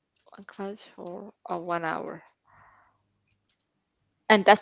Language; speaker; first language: English; non-native, fluent; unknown